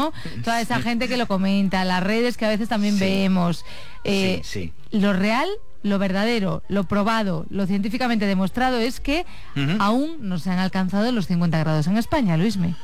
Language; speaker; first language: Spanish; native; Spanish